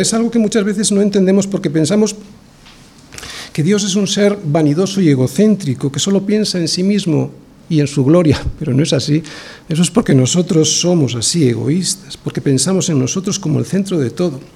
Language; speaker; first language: Spanish; native; Spanish